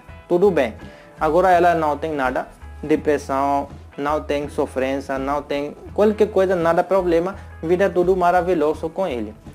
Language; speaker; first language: Portuguese; non-native, learner; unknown